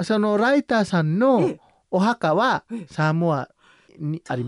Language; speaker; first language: Japanese; non-native, learner; Samoan